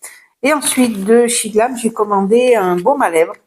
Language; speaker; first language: French; native; French